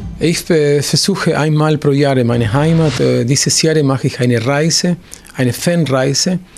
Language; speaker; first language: German; non-native, fluent; Spanish